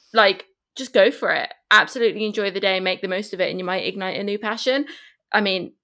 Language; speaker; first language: English; early bilingual, other home language; Spanish